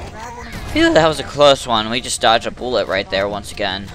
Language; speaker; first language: English; native; English